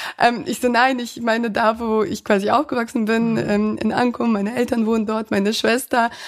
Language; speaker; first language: German; early bilingual, other home language; Russian